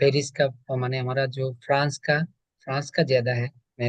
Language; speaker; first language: Hindi; non-native, learner; Bangla